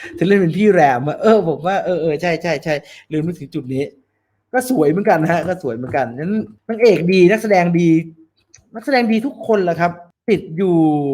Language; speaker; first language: Thai; native; Thai